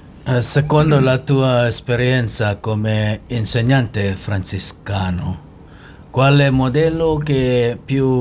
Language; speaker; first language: Italian; non-native, learner; Indonesian